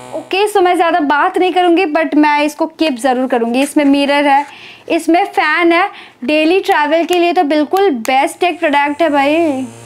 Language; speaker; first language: Hindi; non-native, local second language; Bangla